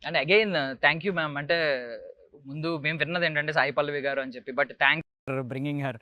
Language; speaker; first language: Telugu; native; Telugu